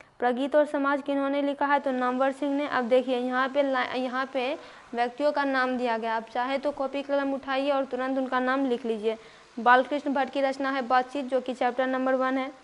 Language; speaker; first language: Hindi; native; Hindi